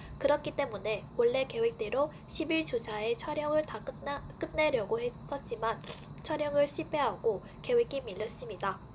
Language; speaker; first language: Korean; non-native, fluent; Vietnamese